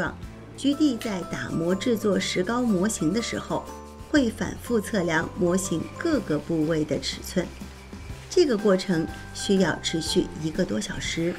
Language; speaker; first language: Chinese; native; Chinese